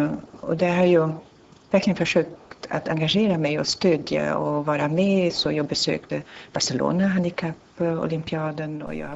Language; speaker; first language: Swedish; non-native, fluent; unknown